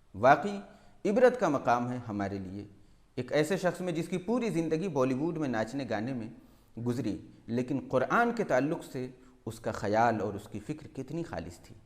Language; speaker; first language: Urdu; native; Urdu